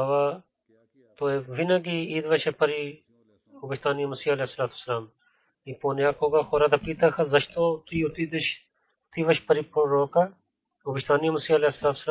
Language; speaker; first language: Bulgarian; non-native, learner; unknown